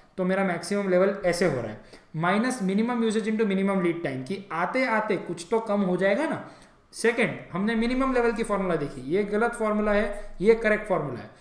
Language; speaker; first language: Hindi; native; Hindi